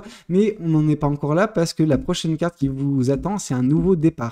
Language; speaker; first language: French; native; French